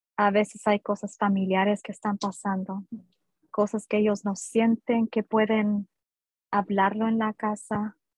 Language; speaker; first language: Spanish; early bilingual, heritage; Spanish